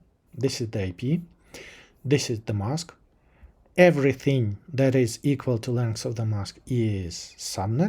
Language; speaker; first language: English; non-native, fluent; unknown